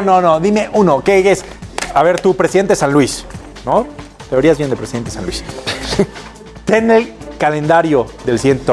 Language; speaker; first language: Spanish; native; Spanish